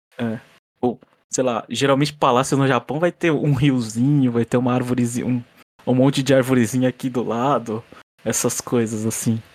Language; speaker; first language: Portuguese; native; Portuguese